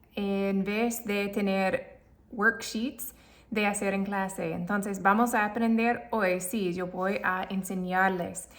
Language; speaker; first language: Spanish; non-native, fluent; English